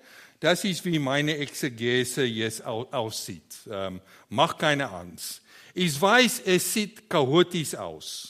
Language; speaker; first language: German; non-native, learner; Afrikaans